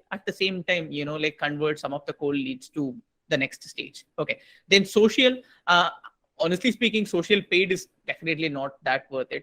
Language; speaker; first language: English; non-native, local second language; Tamil